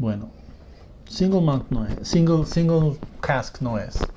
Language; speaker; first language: Spanish; non-native, fluent; English